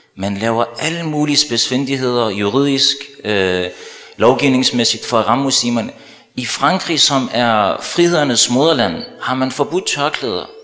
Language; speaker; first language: Danish; early bilingual, other home language; Arabic